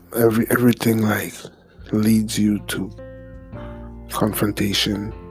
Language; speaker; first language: English; non-native, fluent; French